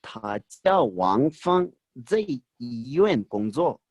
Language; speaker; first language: Chinese; non-native, fluent; Urdu